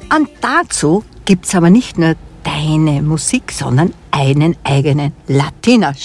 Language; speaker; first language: German; native; German